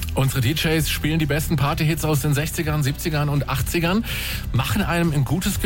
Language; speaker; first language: German; native; German